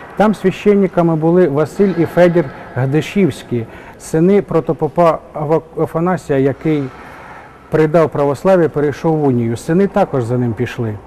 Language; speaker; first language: Ukrainian; native; Ukrainian